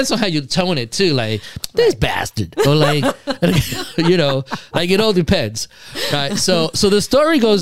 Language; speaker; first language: English; early bilingual, other home language; Spanish